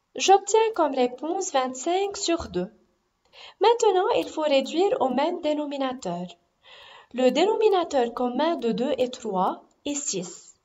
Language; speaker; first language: French; non-native, local second language; Arabic